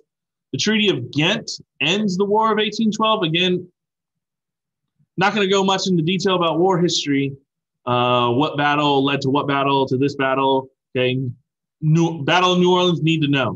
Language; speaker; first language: English; native; English